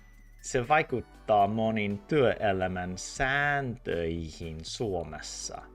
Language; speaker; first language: Finnish; non-native, learner; English